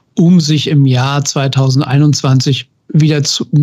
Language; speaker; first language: German; native; German